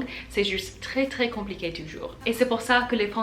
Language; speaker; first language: French; non-native, learner; English